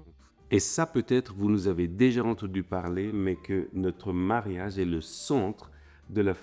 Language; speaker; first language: French; native; French